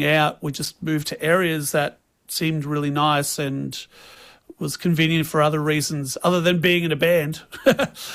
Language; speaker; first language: English; native; English